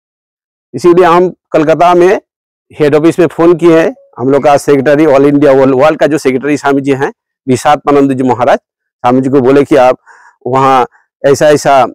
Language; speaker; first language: Hindi; non-native, local second language; Bangla